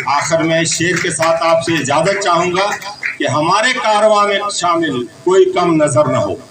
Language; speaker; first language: Urdu; non-native, local second language; Pashto